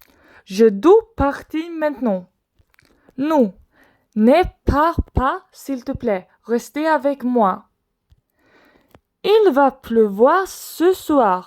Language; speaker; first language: French; non-native, learner; Swedish